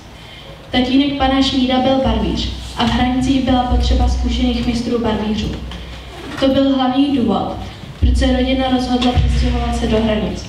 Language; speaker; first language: Czech; native; Czech